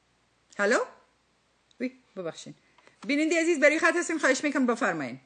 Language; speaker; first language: Persian; native; Persian